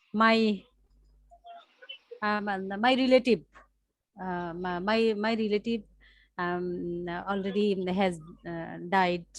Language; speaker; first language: English; non-native, learner; Bangla